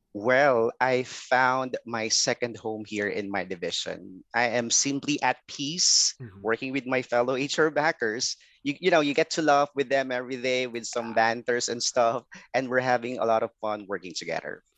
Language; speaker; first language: English; non-native, local second language; Filipino